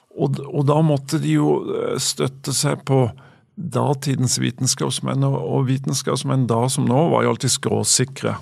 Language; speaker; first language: Norwegian; native; Norwegian